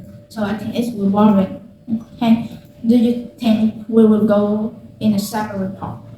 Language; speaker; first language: English; non-native, learner; Vietnamese